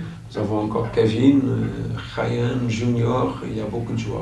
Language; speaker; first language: French; non-native, fluent; Portuguese